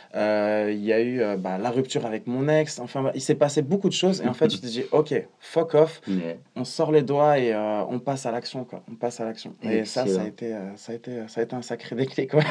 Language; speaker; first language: French; non-native, local second language; Arabic